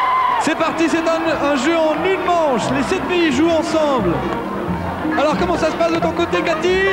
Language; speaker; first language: French; native; French